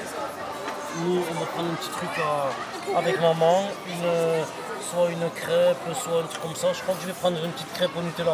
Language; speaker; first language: French; native; French